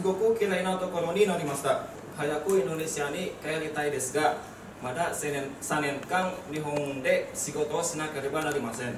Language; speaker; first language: Japanese; non-native, learner; Indonesian